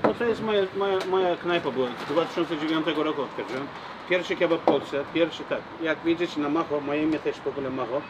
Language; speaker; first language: Polish; non-native, learner; Turkish